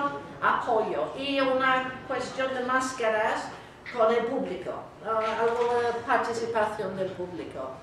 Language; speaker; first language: Spanish; non-native, fluent; English